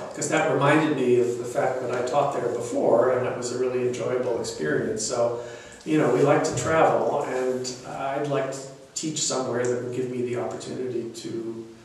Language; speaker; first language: English; native; English